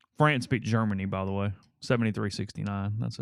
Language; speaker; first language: English; native; English